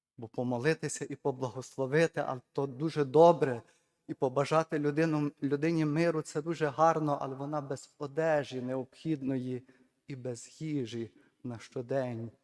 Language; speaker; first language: Ukrainian; native; Ukrainian